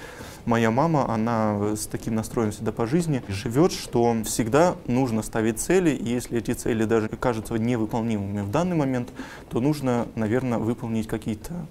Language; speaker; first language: Russian; native; Russian